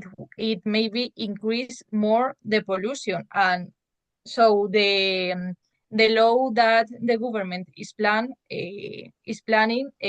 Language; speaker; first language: English; non-native, learner; Spanish